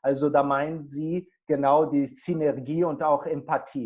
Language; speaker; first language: German; non-native, fluent; Portuguese